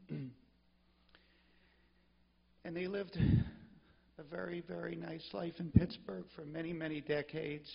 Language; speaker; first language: English; native; English